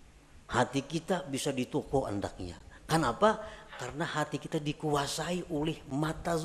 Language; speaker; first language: Indonesian; non-native, local second language; Banjar